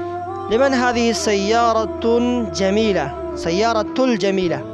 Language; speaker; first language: Arabic; non-native, fluent; Persian